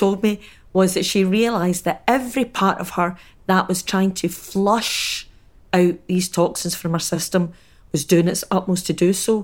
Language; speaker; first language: English; native; English